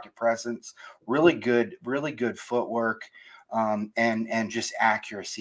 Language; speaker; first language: English; native; English